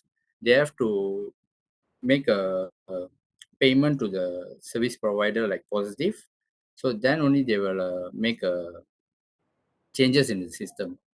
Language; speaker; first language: English; non-native, local second language; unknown